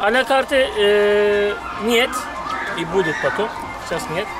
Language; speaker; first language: Russian; non-native, learner; Turkish